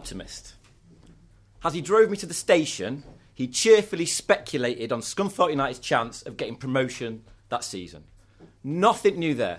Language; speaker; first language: English; native; English